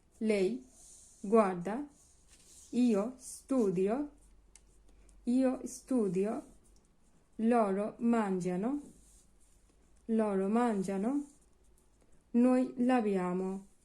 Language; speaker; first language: Italian; non-native, learner; Bangla